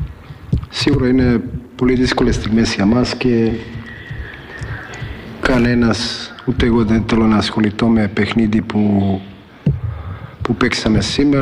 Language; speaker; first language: Greek; non-native, fluent; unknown